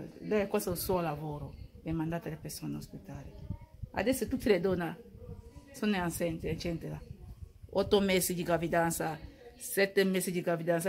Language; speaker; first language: Italian; non-native, learner; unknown